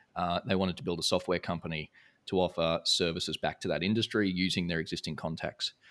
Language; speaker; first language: English; native; English